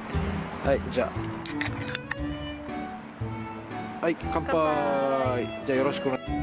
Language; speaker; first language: Japanese; native; Japanese